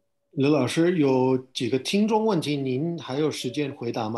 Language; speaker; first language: Chinese; non-native, fluent; English